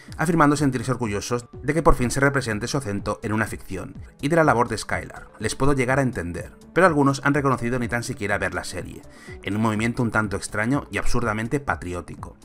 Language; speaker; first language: Spanish; native; Spanish